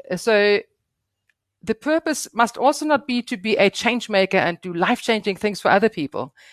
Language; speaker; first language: English; non-native, fluent; German